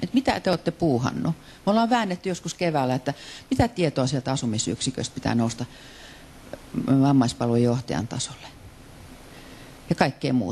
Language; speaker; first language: Finnish; native; Finnish